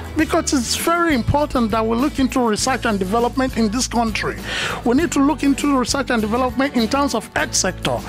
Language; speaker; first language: English; non-native, local second language; Yoruba